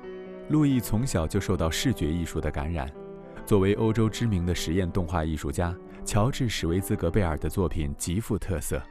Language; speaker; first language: Chinese; native; Chinese